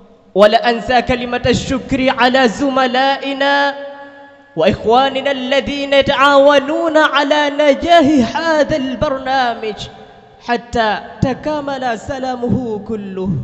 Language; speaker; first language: Arabic; non-native, learner; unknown